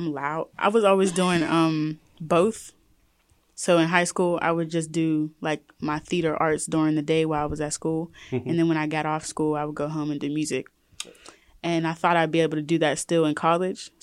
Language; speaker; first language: English; native; English